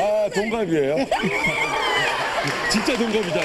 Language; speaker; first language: Korean; native; Korean